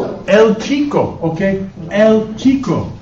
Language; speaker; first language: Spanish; non-native, fluent; English